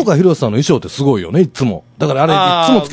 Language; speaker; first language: Japanese; native; Japanese